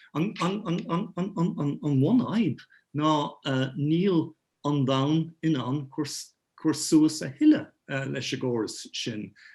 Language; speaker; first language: Irish; non-native, local second language; English